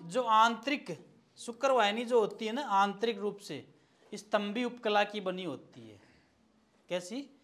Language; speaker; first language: Hindi; native; Hindi